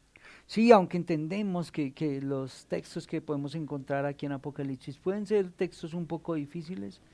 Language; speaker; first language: Spanish; native; Spanish